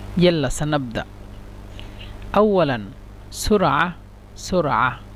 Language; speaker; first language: Egyptian Arabic; non-native, learner; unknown